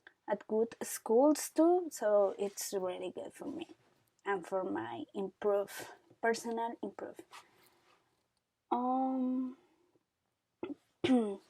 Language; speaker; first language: English; non-native, learner; Spanish